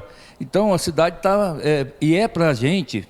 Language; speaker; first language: Portuguese; native; Portuguese